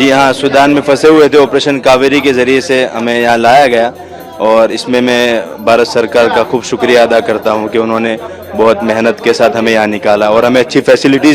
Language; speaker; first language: Hindi; native; Hindi